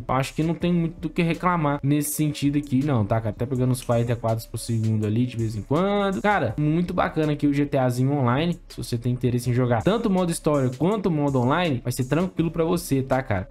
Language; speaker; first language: Portuguese; native; Portuguese